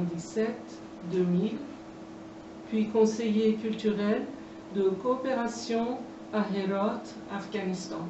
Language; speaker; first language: French; non-native, fluent; Persian